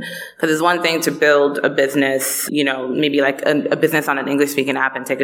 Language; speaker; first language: English; non-native, local second language; Igbo